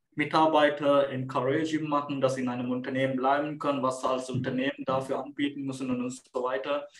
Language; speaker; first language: German; non-native, fluent; Sinhala